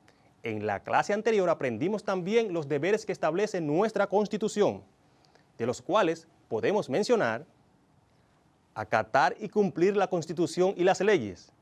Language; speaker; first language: Spanish; native; Spanish